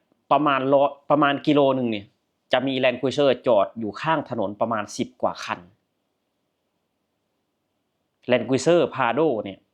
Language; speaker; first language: Thai; non-native, local second language; Northeastern Thai